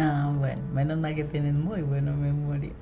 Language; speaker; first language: Spanish; native; Spanish